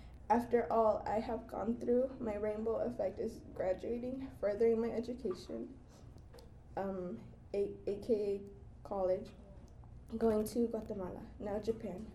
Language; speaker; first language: English; early bilingual, other home language; Spanish